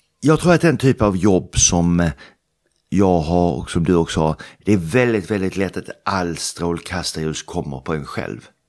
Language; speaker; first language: Swedish; native; Swedish